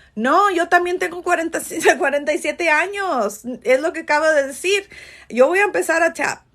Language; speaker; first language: Spanish; early bilingual, heritage; Spanish